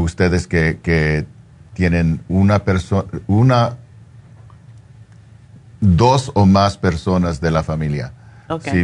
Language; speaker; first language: Spanish; non-native, fluent; English